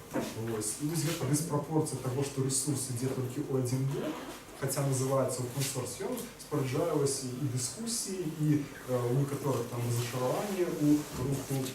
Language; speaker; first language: Belarusian; non-native, local second language; Russian